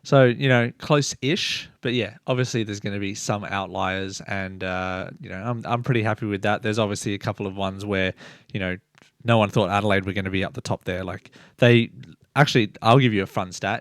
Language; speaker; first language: English; native; English